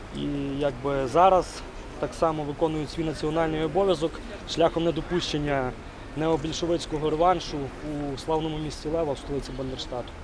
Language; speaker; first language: Ukrainian; native; Ukrainian